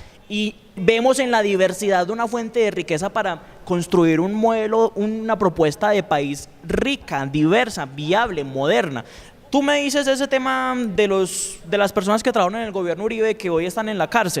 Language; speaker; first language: Spanish; native; Spanish